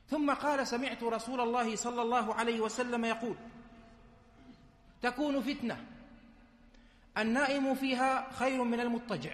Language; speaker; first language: Arabic; native; Arabic